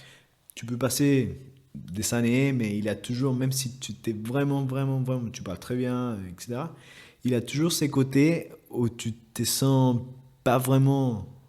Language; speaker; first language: French; non-native, fluent; Spanish